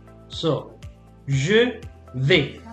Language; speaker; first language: French; non-native, fluent; Spanish